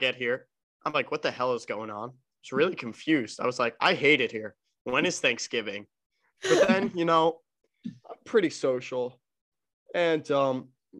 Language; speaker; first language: English; native; English